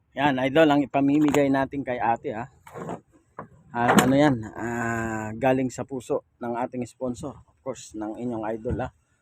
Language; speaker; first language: Filipino; native; Filipino